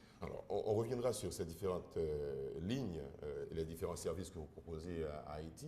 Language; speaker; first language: French; non-native, local second language; Haitian Creole